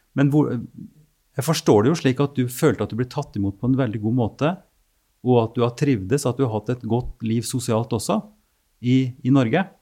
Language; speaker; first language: Norwegian; native; Norwegian